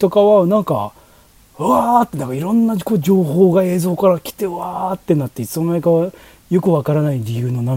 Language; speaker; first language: Japanese; native; Japanese